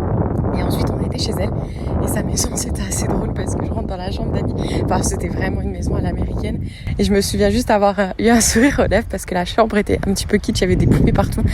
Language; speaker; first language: French; native; French